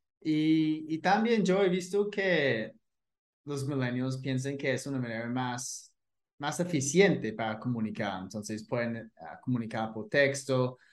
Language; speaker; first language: Spanish; non-native, fluent; English